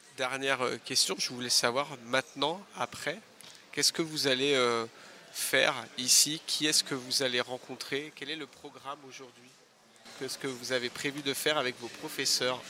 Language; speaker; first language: French; native; French